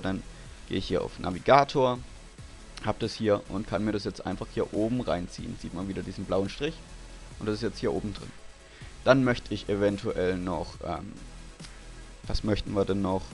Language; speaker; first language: German; native; German